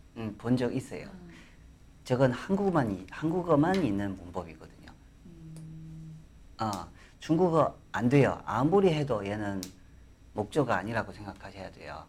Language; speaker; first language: Korean; non-native, fluent; Chinese